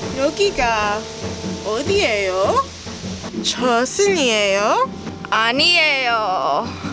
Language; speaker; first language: Korean; non-native, learner; English